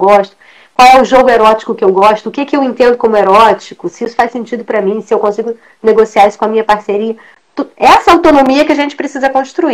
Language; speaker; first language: Portuguese; native; Portuguese